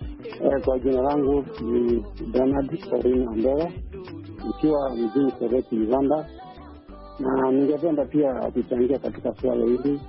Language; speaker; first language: Swahili; non-native, local second language; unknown